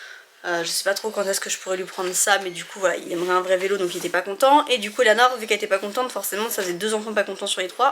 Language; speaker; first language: French; native; French